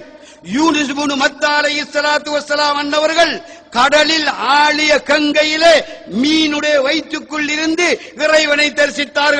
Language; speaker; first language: Tamil; native; Tamil